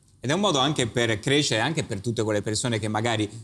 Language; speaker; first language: Italian; non-native, learner; Spanish